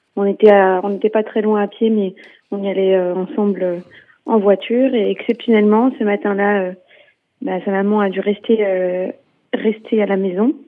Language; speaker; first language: French; native; French